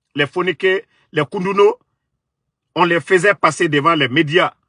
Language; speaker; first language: French; non-native, local second language; Mandingo